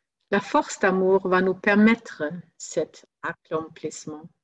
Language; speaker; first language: French; non-native, fluent; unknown